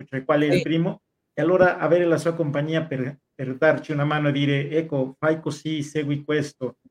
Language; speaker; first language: Italian; non-native, fluent; Spanish